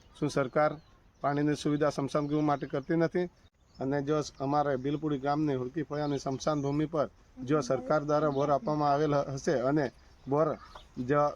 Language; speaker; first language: Gujarati; native; Gujarati